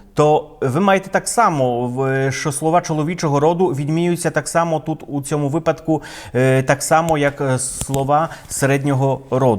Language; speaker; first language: Ukrainian; non-native, fluent; Polish